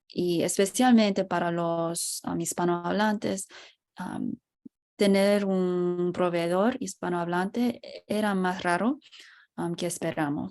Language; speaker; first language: Spanish; non-native, fluent; English